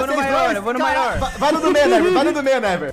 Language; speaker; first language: Portuguese; native; Portuguese